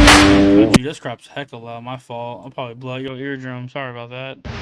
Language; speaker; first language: English; native; English